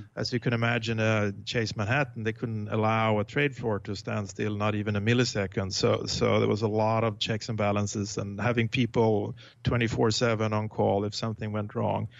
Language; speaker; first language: English; non-native, fluent; Swedish